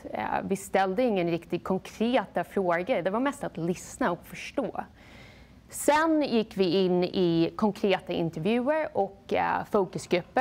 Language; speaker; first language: Swedish; non-native, fluent; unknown